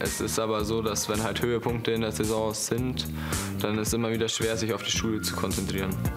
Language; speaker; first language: German; native; German